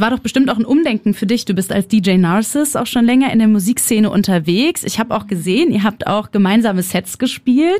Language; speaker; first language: German; native; German